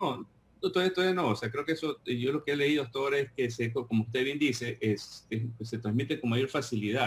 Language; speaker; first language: Spanish; native; Spanish